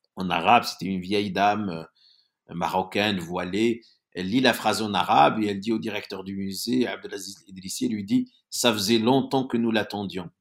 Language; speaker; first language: French; non-native, local second language; Arabic